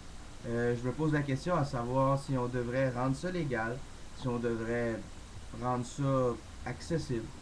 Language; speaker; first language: French; native; French